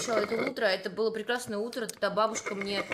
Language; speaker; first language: Russian; native; Russian